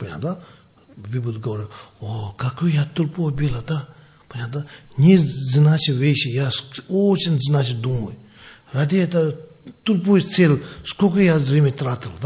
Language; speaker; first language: Russian; non-native, learner; Tibetan